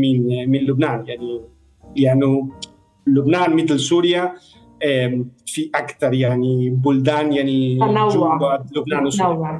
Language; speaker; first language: Arabic; non-native, fluent; Spanish